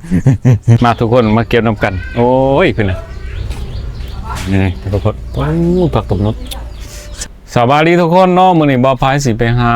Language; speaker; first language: Thai; non-native, local second language; Northeastern Thai